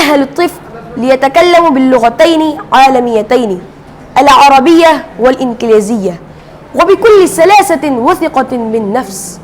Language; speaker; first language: Arabic; non-native, fluent; Urdu